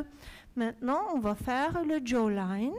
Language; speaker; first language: French; non-native, fluent; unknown